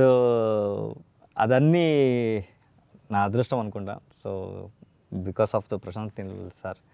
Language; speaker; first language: Telugu; non-native, learner; Kannada